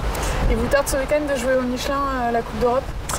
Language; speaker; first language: French; native; French